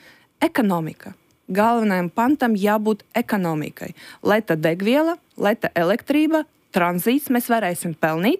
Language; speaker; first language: Latvian; non-native, local second language; Russian